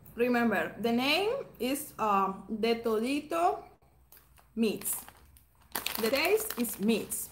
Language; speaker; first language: English; non-native, learner; Spanish